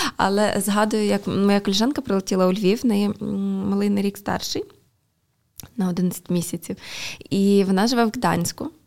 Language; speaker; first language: Ukrainian; native; Ukrainian